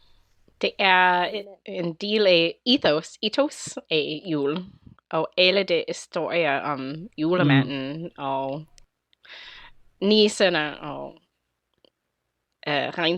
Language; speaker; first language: Danish; non-native, fluent; English